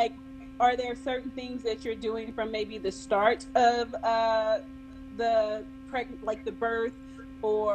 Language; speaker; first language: English; native; English